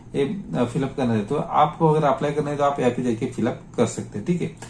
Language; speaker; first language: Hindi; non-native, local second language; Marathi